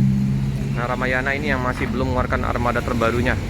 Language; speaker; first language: Indonesian; native; Indonesian